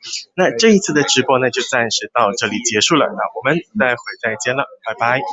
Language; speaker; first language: Chinese; native; Chinese